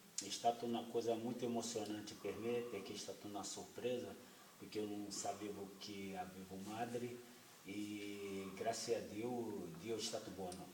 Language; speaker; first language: Italian; non-native, learner; Portuguese